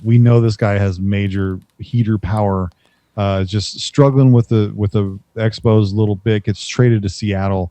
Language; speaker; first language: English; native; English